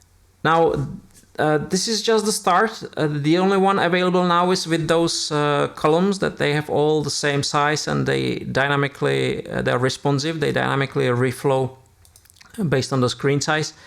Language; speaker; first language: English; non-native, fluent; Czech